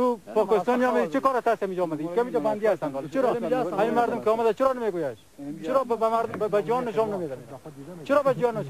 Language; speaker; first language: Persian; native; Persian